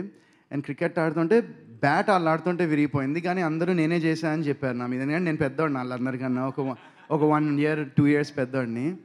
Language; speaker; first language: Telugu; native; Telugu